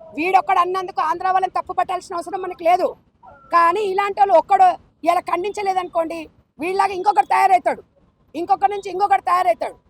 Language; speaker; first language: Telugu; native; Telugu